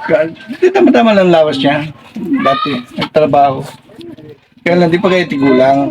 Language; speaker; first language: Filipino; non-native, local second language; Cebuano